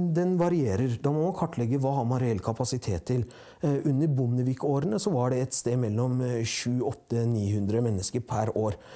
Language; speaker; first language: Norwegian; early bilingual, other home language; Persian